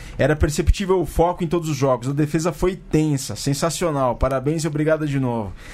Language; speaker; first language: Portuguese; native; Portuguese